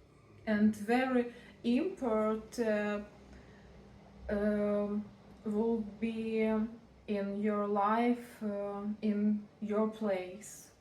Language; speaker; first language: English; non-native, learner; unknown